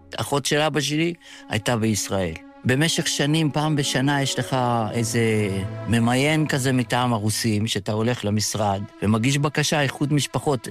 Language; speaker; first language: Hebrew; early bilingual, other home language; Yiddish